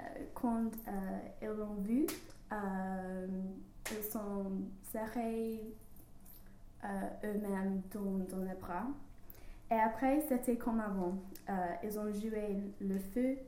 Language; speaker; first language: French; non-native, learner; English